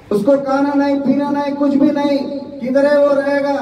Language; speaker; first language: Hindi; non-native, local second language; Telugu